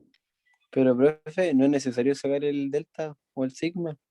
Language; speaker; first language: Spanish; native; Spanish